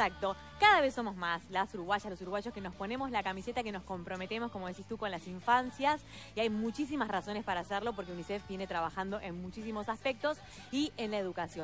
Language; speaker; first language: Spanish; native; Spanish